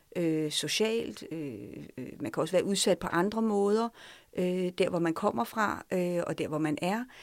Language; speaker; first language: Danish; early bilingual, other home language; French